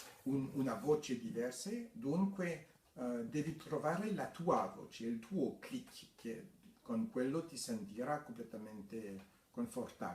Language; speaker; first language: Italian; non-native, fluent; French